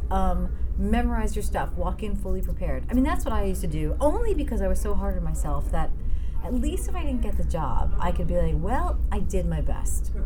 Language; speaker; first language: English; native; English